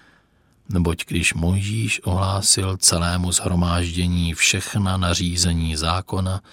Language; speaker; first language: Czech; native; Czech